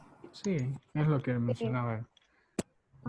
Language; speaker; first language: Spanish; native; Spanish